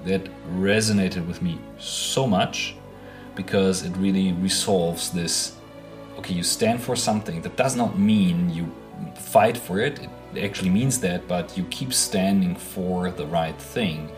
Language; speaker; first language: English; non-native, fluent; German